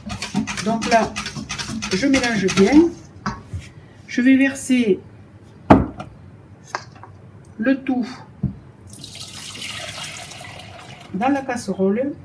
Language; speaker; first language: French; native; French